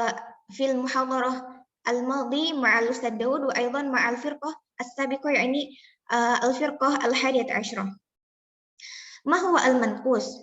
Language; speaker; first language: Arabic; non-native, learner; Indonesian